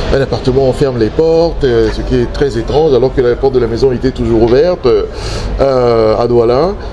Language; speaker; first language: French; non-native, local second language; Duala